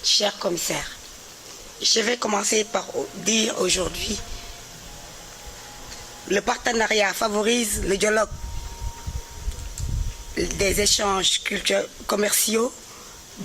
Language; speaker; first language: French; non-native, local second language; Wolof